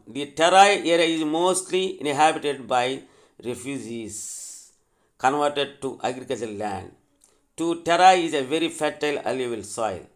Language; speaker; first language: English; non-native, local second language; Telugu